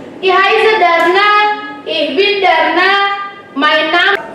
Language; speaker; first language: German; non-native, learner; Indonesian